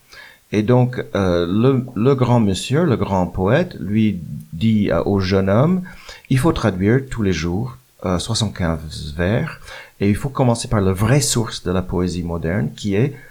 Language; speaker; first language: French; non-native, fluent; English